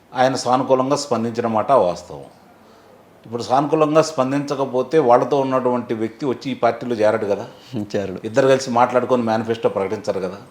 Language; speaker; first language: Telugu; native; Telugu